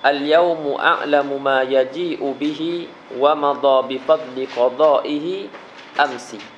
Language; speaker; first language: Arabic; non-native, fluent; Malay